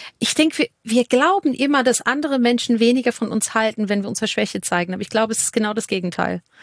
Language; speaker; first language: German; non-native, fluent; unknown